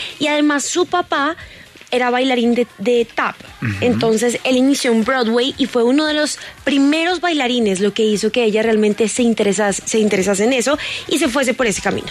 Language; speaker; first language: Spanish; native; Spanish